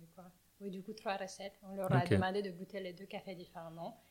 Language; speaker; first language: French; non-native, fluent; Romanian